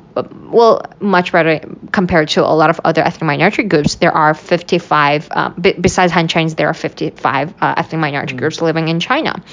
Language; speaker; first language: English; non-native, fluent; Uyghur